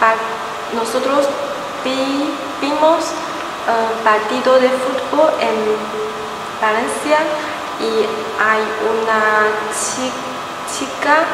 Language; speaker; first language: Spanish; non-native, learner; Chinese